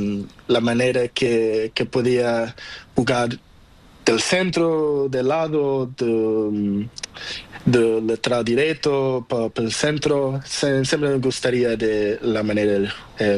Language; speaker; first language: Spanish; non-native, learner; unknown